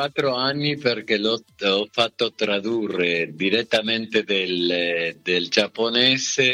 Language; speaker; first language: Italian; non-native, fluent; Spanish